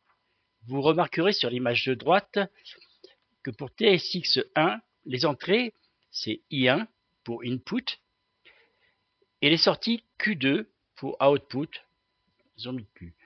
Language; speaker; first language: French; native; French